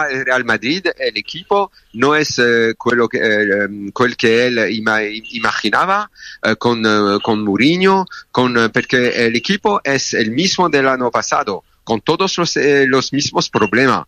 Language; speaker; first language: Spanish; non-native, learner; French